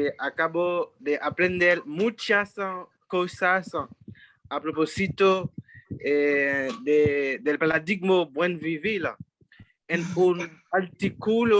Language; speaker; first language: Spanish; non-native, fluent; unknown